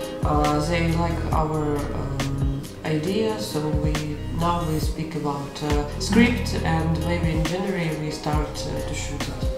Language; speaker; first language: English; non-native, learner; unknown